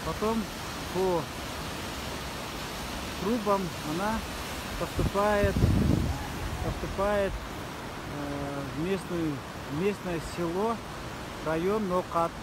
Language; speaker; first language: Russian; non-native, local second language; Kyrgyz